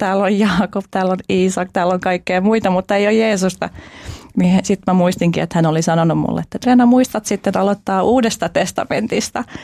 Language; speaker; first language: Finnish; early bilingual, other home language; Albanian